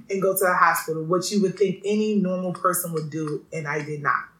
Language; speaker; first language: English; early bilingual, other home language; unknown